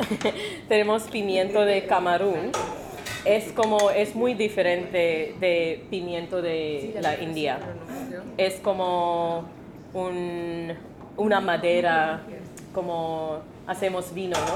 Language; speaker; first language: Spanish; non-native, learner; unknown